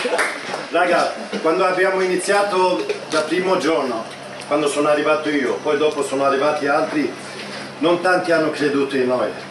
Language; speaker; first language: Italian; non-native, fluent; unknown